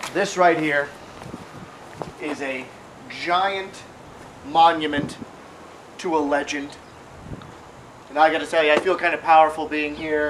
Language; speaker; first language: English; native; English